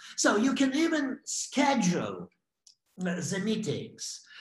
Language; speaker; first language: English; non-native, fluent; Russian